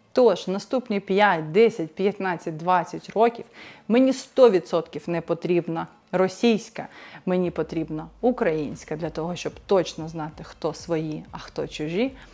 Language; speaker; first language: Ukrainian; non-native, local second language; Russian